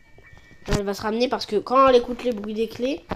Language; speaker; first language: French; native; French